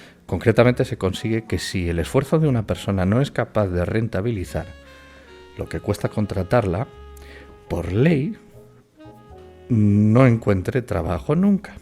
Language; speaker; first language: Spanish; native; Spanish